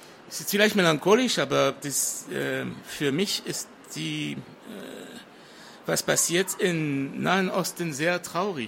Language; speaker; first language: German; non-native, fluent; French